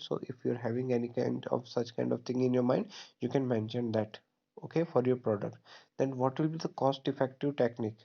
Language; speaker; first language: English; non-native, local second language; Hindi